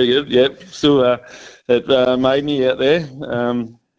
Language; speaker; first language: English; native; English